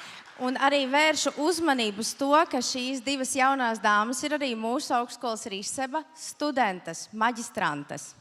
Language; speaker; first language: Latvian; native; Latvian